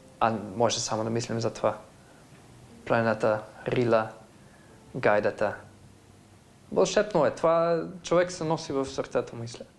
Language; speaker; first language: Bulgarian; non-native, fluent; Dutch